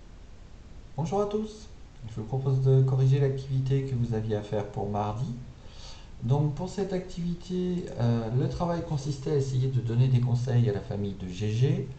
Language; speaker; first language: French; native; French